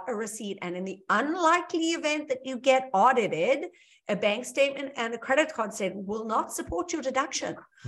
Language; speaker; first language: English; native; English